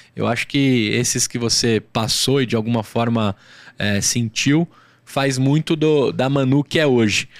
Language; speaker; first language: Portuguese; native; Portuguese